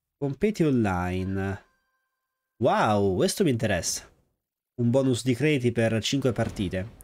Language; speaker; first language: Italian; native; Italian